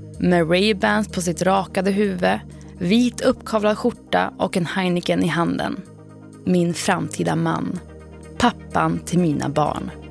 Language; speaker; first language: Swedish; native; Swedish